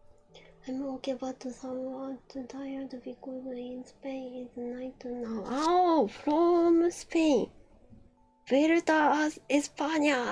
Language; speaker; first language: English; non-native, learner; Japanese